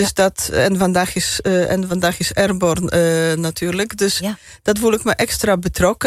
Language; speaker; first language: Dutch; non-native, fluent; Polish